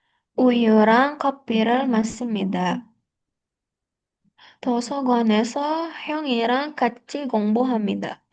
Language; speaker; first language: Korean; non-native, learner; Indonesian